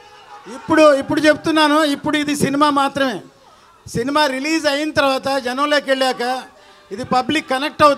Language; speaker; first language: Telugu; native; Telugu